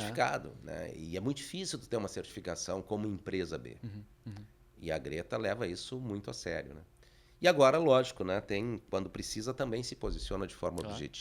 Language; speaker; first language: Portuguese; native; Portuguese